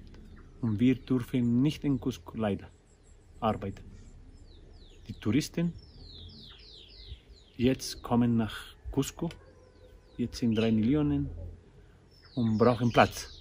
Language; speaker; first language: German; non-native, learner; Spanish